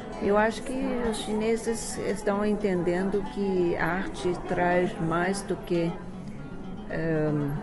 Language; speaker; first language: Portuguese; early bilingual, other home language; Chinese